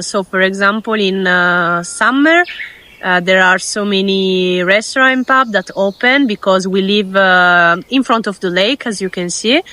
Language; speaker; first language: English; non-native, fluent; Italian